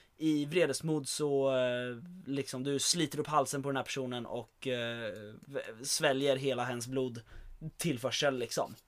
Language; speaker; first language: Swedish; native; Swedish